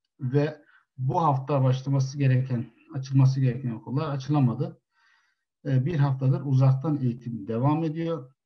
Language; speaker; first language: Turkish; native; Turkish